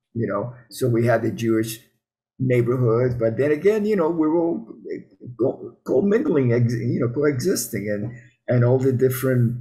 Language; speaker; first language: English; early bilingual, other home language; Spanish